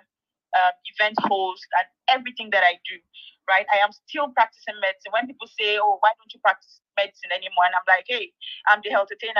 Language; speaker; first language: English; non-native, local second language; Igbo